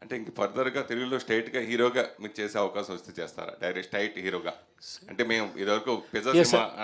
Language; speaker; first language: Telugu; native; Telugu